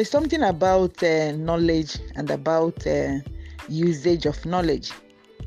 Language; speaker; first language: English; non-native, local second language; Igbo